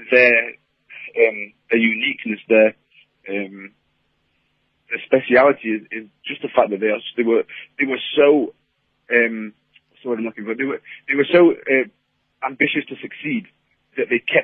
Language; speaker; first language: English; native; English